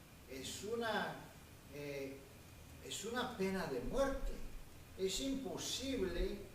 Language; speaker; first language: Spanish; non-native, fluent; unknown